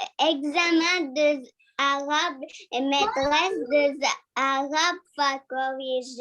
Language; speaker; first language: French; non-native, learner; Arabic